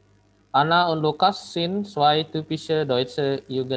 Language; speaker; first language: German; non-native, fluent; Indonesian